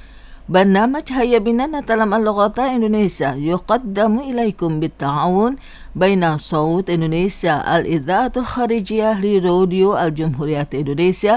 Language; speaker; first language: Arabic; non-native, fluent; Indonesian